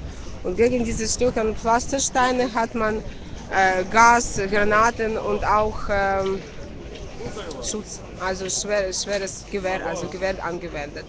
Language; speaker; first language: German; non-native, fluent; Russian